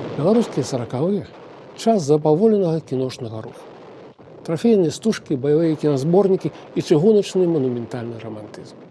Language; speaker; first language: Belarusian; native; Belarusian